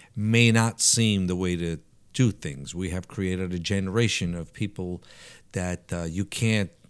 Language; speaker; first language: English; early bilingual, other home language; Italian